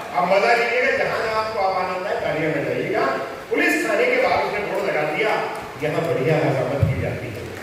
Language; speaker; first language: Hindi; non-native, local second language; Punjabi